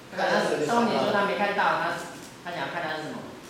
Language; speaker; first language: Chinese; native; Chinese